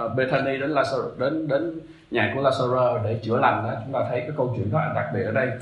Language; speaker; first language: Vietnamese; native; Vietnamese